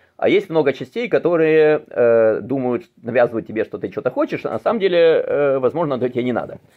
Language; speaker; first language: Russian; native; Russian